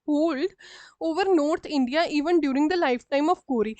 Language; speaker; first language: English; non-native, local second language; Punjabi